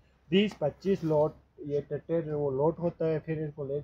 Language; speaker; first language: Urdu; non-native, local second language; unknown